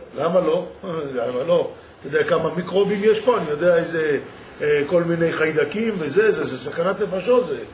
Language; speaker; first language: Hebrew; native; Hebrew